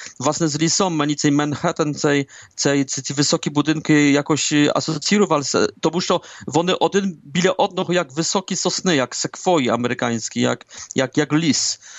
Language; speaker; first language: Ukrainian; early bilingual, heritage; Ukrainian